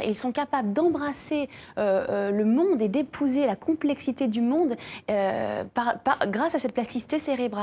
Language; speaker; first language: French; native; French